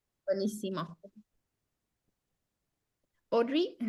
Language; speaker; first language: Spanish; non-native, fluent; Norwegian